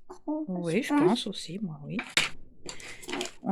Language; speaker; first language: French; native; French